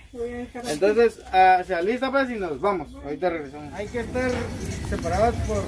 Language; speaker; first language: Spanish; native; Spanish